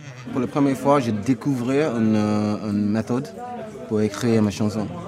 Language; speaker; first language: French; non-native, learner; Yoruba